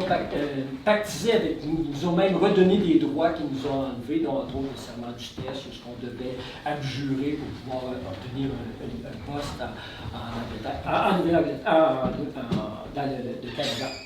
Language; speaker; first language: French; native; French